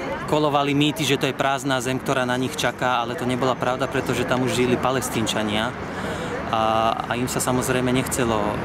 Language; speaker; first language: Slovak; non-native, fluent; Arabic